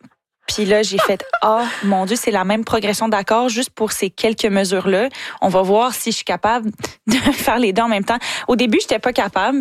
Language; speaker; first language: French; native; French